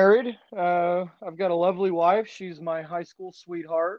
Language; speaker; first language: English; native; English